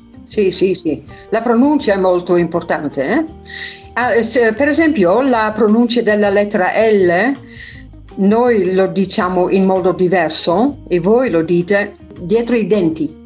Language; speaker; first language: Italian; non-native, fluent; Dutch